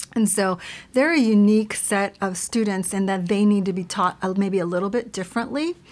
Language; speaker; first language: English; early bilingual, other home language; Spanish